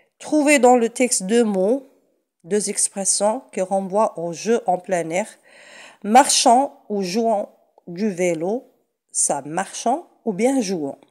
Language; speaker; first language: French; non-native, local second language; Arabic